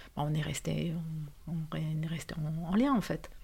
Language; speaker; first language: French; non-native, fluent; Romanian